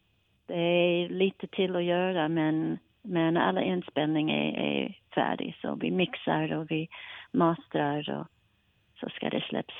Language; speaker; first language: Swedish; non-native, fluent; English